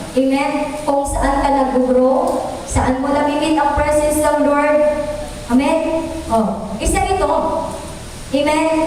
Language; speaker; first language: Filipino; native; Filipino